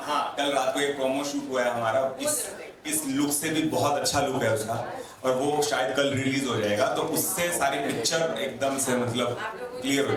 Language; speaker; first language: Hindi; native; Hindi